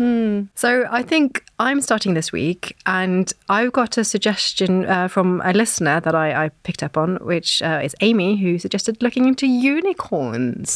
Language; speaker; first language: English; non-native, fluent; Norwegian